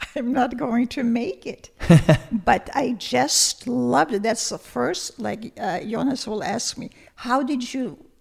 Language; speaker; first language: English; early bilingual, other home language; Lithuanian